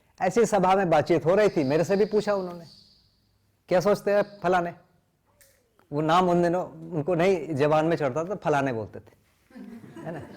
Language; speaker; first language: Hindi; non-native, local second language; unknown